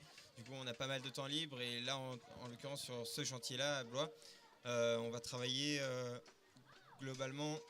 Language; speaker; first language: French; native; French